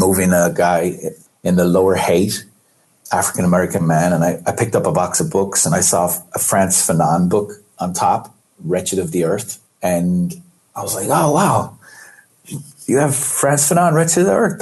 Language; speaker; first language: English; native; English